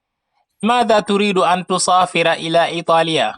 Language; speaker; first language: Arabic; non-native, fluent; Wolof